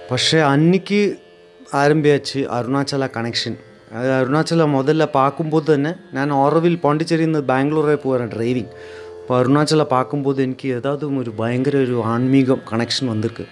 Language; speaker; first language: Tamil; non-native, learner; Malayalam